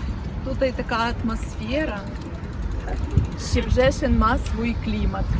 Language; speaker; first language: Polish; non-native, learner; Russian